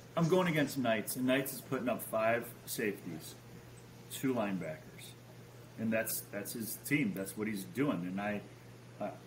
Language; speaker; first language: English; native; English